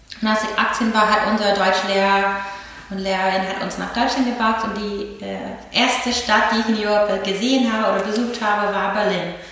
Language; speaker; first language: German; non-native, fluent; English